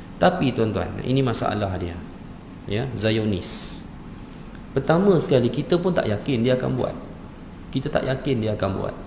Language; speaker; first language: Malay; native; Malay